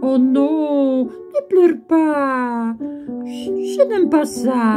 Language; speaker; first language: French; non-native, fluent; Polish